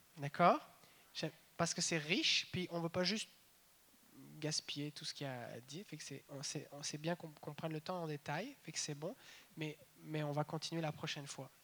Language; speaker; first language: French; native; French